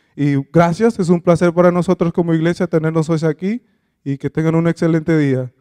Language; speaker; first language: Spanish; native; Spanish